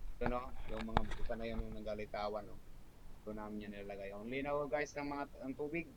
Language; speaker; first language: Filipino; native; Filipino